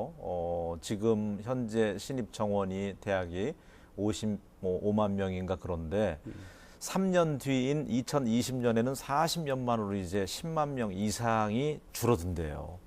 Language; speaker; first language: Korean; native; Korean